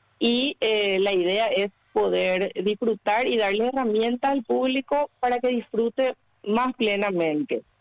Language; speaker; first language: Spanish; native; Spanish